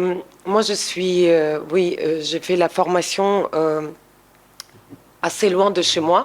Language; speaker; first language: French; non-native, fluent; Russian